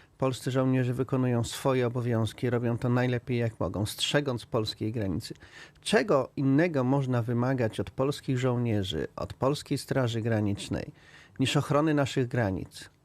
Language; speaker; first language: Polish; native; Polish